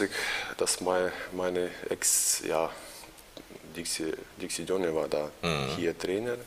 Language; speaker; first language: German; non-native, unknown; Russian